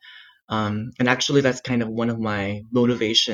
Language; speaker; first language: English; non-native, fluent; Chinese